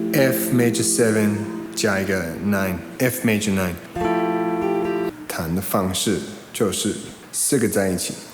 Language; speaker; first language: Chinese; non-native, fluent; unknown